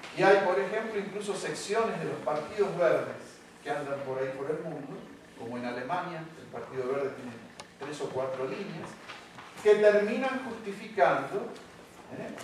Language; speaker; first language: Spanish; native; Spanish